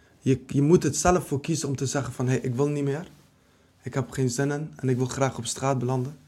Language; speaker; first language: Dutch; early bilingual, other home language; Kurdish